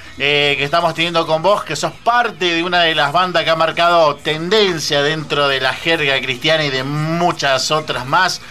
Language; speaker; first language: Spanish; native; Spanish